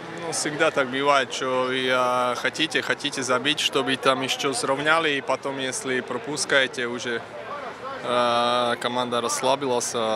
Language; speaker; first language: Russian; non-native, fluent; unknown